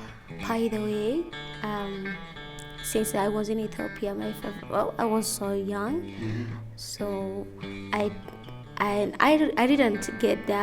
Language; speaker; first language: English; non-native, local second language; Somali